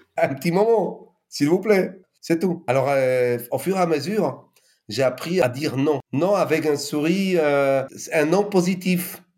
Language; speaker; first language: French; non-native, fluent; Polish